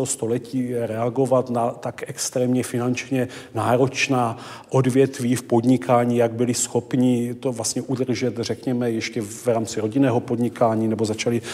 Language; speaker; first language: Czech; native; Czech